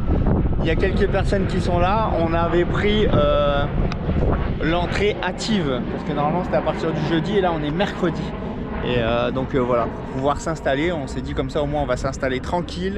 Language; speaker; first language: French; native; French